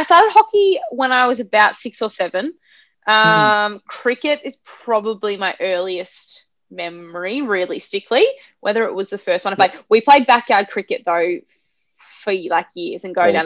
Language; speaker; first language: English; native; English